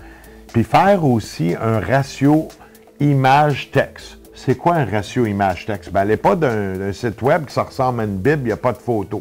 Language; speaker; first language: French; native; French